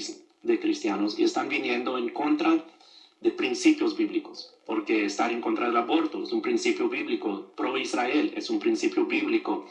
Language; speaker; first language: Spanish; early bilingual, other home language; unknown